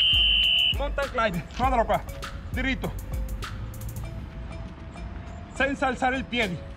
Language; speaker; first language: Italian; non-native, learner; Spanish